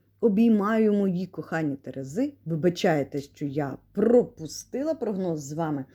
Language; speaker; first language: Ukrainian; non-native, local second language; Russian